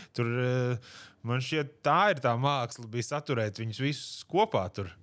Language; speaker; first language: Latvian; native; Latvian